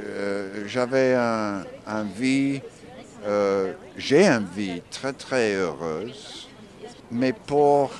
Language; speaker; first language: French; non-native, learner; English